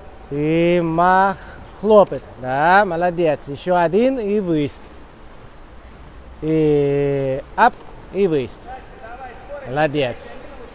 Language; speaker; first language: Russian; non-native, learner; English